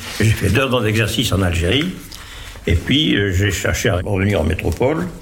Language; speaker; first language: French; native; French